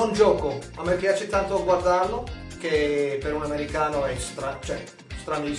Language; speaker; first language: Italian; non-native, fluent; English